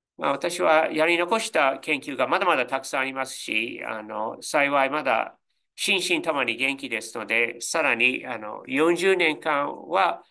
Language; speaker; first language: Japanese; non-native, fluent; English